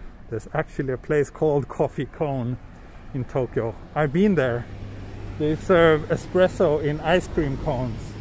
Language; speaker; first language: English; non-native, fluent; Swedish